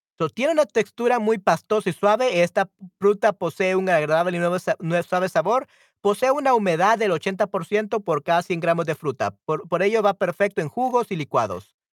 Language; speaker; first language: Spanish; native; Spanish